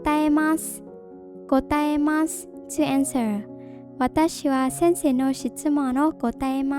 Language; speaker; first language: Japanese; non-native, fluent; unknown